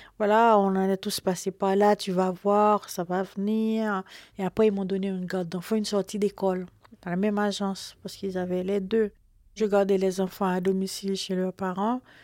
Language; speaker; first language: French; non-native, local second language; Haitian Creole